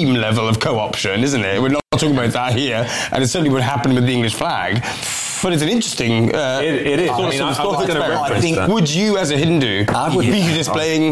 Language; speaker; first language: English; native; English